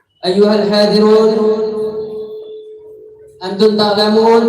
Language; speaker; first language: Arabic; non-native, learner; Bangla